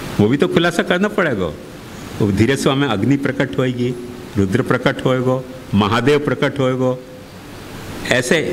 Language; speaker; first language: Hindi; native; Hindi